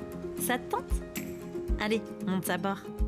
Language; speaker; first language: French; native; French